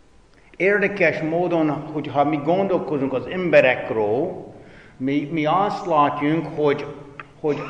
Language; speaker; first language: Hungarian; non-native, fluent; English